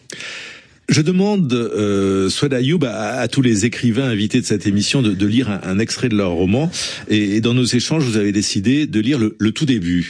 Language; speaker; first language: French; native; French